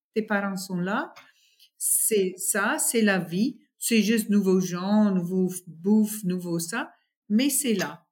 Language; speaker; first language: French; non-native, fluent; English